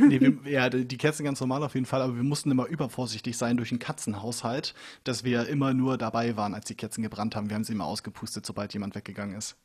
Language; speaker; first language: German; native; German